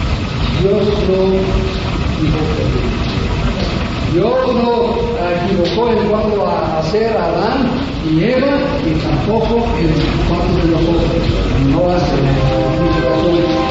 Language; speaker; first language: Spanish; non-native, fluent; English